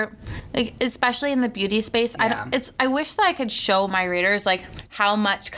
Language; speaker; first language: English; native; English